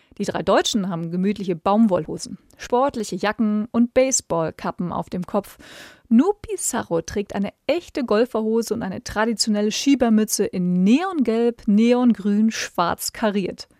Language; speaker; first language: German; native; German